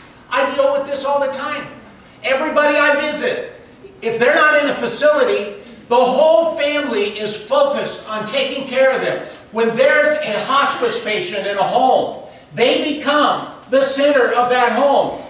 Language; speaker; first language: English; native; English